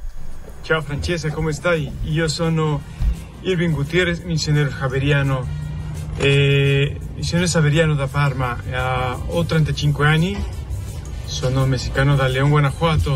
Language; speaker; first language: Italian; non-native, fluent; Spanish